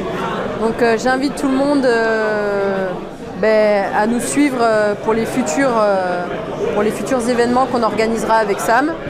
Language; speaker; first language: French; native; French